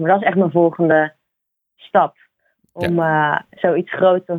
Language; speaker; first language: Dutch; native; Dutch